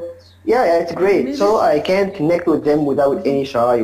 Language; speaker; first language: English; non-native, learner; Arabic